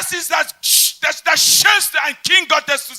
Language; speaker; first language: German; non-native, fluent; French